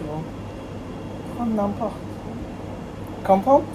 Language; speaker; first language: French; non-native, learner; Bangla